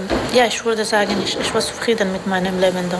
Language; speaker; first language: German; non-native, fluent; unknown